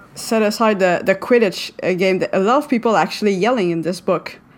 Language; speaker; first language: English; non-native, fluent; French